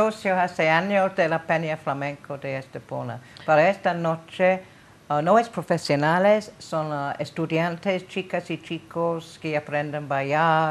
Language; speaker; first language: Spanish; non-native, learner; English